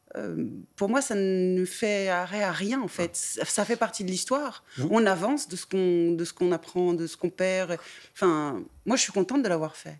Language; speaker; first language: French; native; French